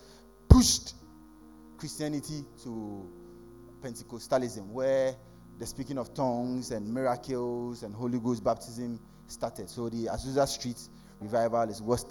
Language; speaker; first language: English; non-native, local second language; Akan